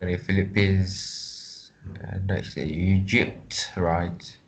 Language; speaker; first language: English; non-native, learner; Vietnamese